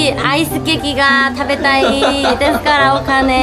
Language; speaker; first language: Japanese; non-native, learner; Korean